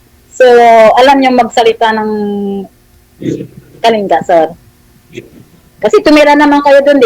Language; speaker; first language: Filipino; non-native, local second language; Iloko